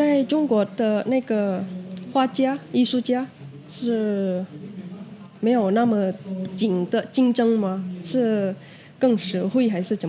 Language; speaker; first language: Chinese; non-native, fluent; Indonesian